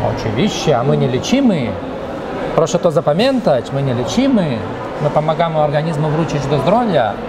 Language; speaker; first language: Polish; early bilingual, heritage; Russian